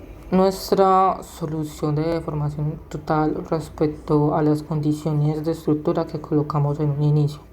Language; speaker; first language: Spanish; native; Spanish